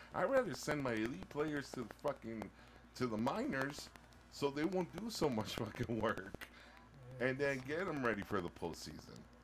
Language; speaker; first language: English; early bilingual, other home language; Spanish